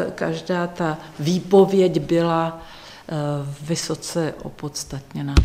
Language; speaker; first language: Czech; native; Czech